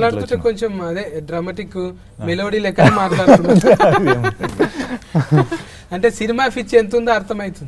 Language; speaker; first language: Telugu; native; Telugu